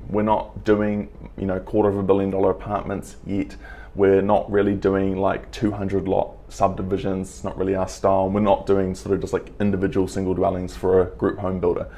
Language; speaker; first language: English; native; English